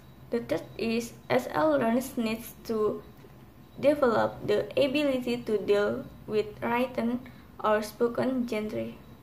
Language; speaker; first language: English; non-native, learner; Indonesian